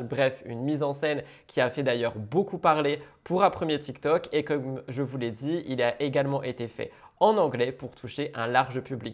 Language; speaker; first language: French; native; French